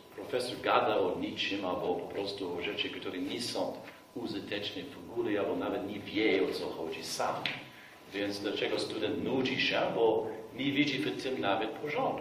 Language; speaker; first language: Polish; non-native, fluent; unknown